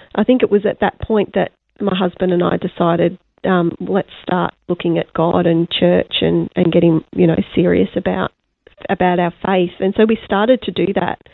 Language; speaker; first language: English; native; English